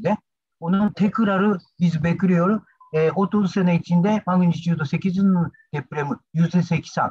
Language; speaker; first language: Turkish; non-native, learner; Japanese